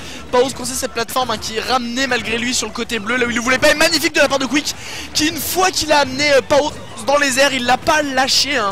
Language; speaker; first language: French; native; French